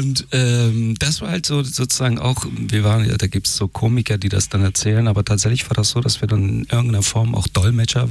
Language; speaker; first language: German; early bilingual, other home language; Persian